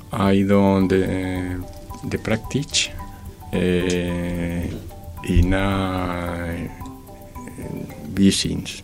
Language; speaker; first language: English; non-native, learner; Spanish